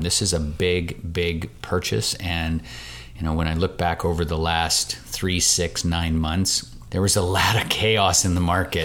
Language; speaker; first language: English; native; English